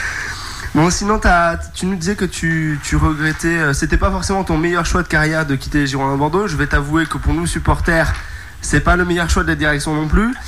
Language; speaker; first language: French; native; French